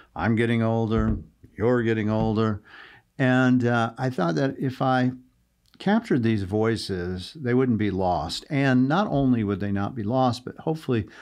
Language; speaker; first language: English; native; English